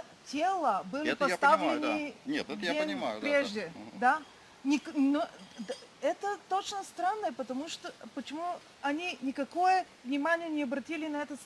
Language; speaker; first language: Russian; non-native, learner; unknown